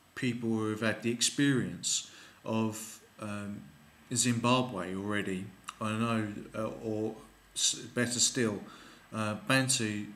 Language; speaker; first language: English; native; English